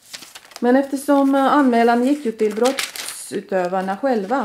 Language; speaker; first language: Swedish; non-native, fluent; Latvian